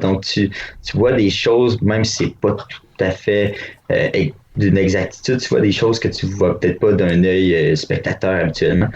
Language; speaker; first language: French; native; French